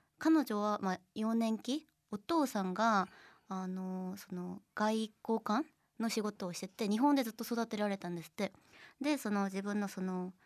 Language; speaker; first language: Japanese; non-native, fluent; Korean